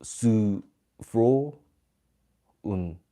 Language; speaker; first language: German; non-native, learner; Korean